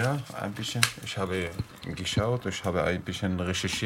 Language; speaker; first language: German; non-native, learner; Arabic